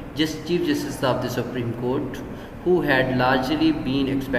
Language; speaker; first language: English; non-native, local second language; Urdu